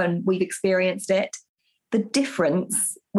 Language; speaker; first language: English; native; English